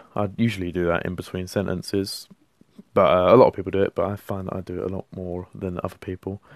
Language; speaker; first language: English; native; English